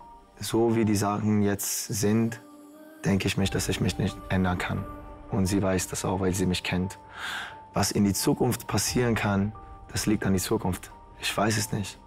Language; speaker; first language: German; non-native, fluent; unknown